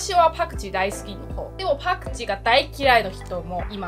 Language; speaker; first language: Japanese; non-native, learner; Chinese